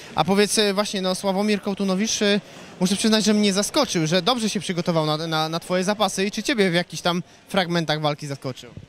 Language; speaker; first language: Polish; native; Polish